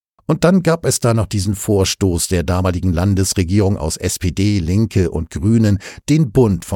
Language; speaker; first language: German; native; German